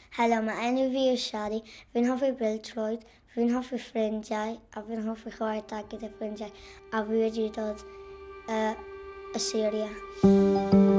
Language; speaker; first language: Welsh; non-native, learner; Arabic